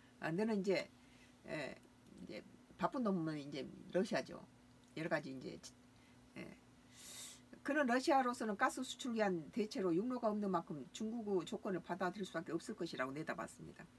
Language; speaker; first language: Korean; native; Korean